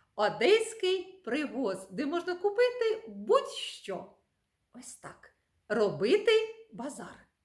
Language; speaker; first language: Ukrainian; native; Ukrainian